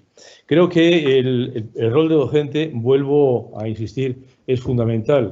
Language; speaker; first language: Spanish; native; Spanish